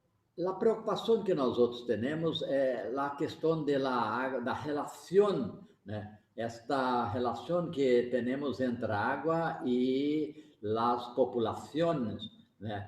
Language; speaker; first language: Portuguese; non-native, learner; Spanish